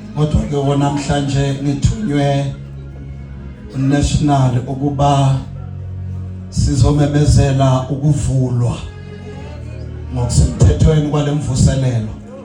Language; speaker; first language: Zulu; non-native, local second language; Xhosa